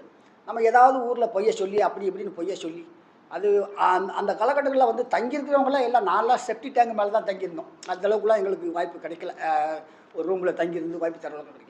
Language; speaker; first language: Tamil; native; Tamil